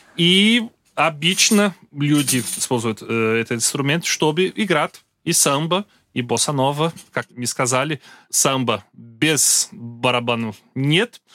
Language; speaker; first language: Russian; non-native, learner; Portuguese